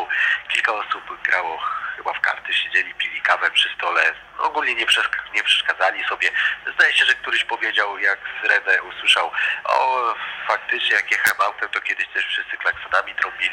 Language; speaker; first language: Polish; native; Polish